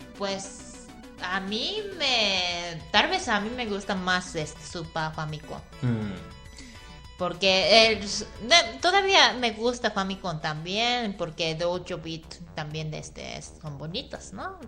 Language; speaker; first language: Spanish; non-native, fluent; Japanese